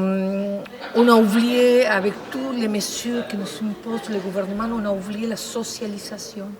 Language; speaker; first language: French; non-native, fluent; Spanish